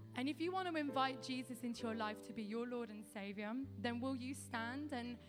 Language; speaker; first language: English; native; English